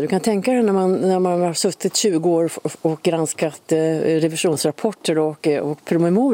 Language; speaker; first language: Swedish; native; Swedish